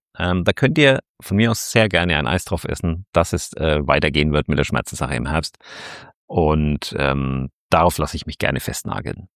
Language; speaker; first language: German; native; German